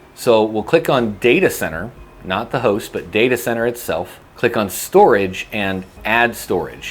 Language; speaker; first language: English; native; English